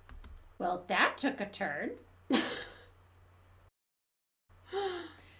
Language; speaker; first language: English; native; English